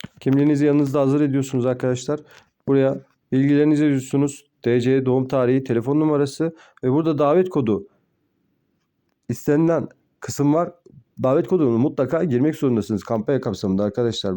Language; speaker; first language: Turkish; native; Turkish